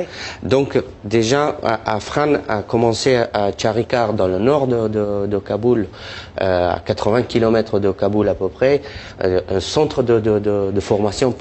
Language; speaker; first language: French; non-native, fluent; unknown